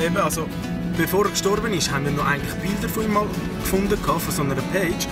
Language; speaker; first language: German; native; German